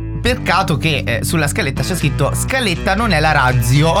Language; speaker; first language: Italian; native; Italian